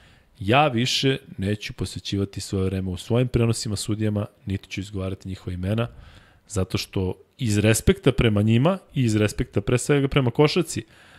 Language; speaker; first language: Serbian; native; Serbian